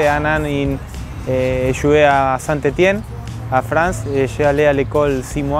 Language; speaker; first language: French; non-native, learner; Spanish